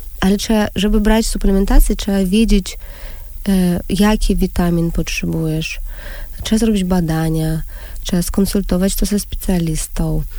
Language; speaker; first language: Polish; non-native, fluent; Russian